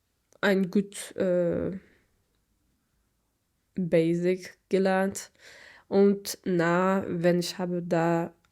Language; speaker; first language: German; non-native, learner; Portuguese